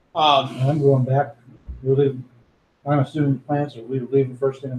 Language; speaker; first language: English; native; English